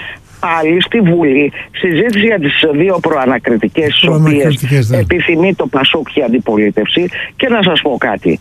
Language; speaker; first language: Greek; native; Greek